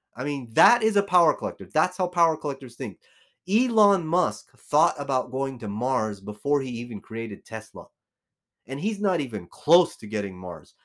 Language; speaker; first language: English; native; English